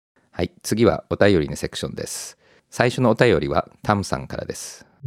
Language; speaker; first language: Japanese; early bilingual, heritage; Japanese